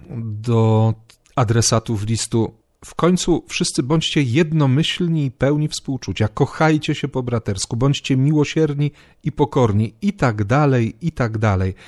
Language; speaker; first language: Polish; native; Polish